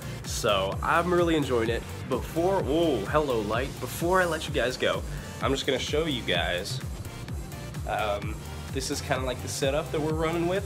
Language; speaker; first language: English; native; English